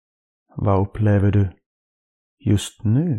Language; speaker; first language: Swedish; non-native, fluent; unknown